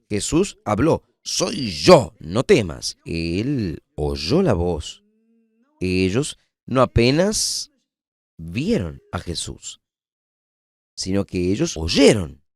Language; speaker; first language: Spanish; non-native, fluent; Portuguese